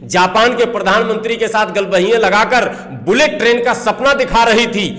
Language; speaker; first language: Hindi; native; Hindi